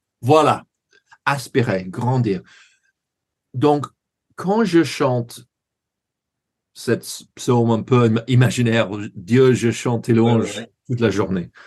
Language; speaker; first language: French; non-native, learner; English